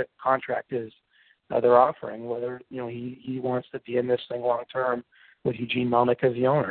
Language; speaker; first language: English; native; English